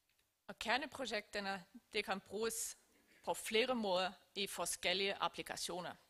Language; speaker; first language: Danish; non-native, fluent; Icelandic